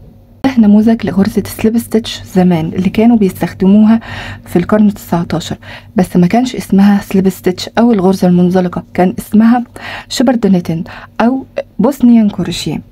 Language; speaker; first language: Arabic; native; Arabic